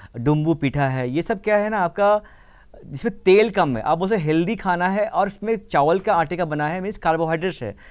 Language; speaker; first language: Hindi; native; Hindi